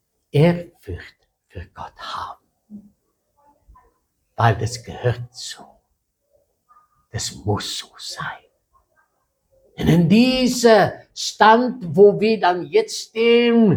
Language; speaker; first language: German; non-native, fluent; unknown